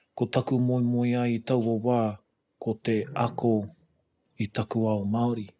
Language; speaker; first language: Māori; non-native, local second language; English